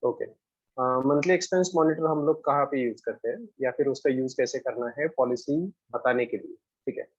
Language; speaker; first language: Hindi; non-native, local second language; Marathi